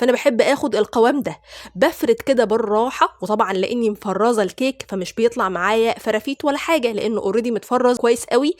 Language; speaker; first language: Arabic; native; Arabic